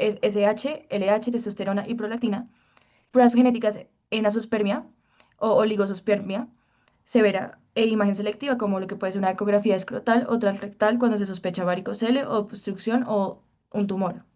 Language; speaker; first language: Spanish; native; Spanish